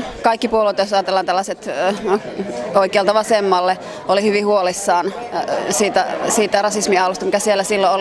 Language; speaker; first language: Finnish; native; Finnish